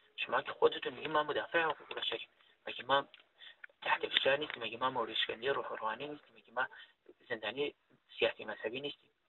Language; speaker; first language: Persian; non-native, local second language; Kurdish